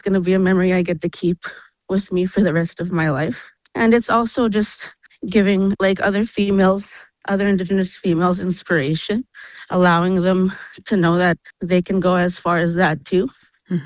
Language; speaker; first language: English; native; English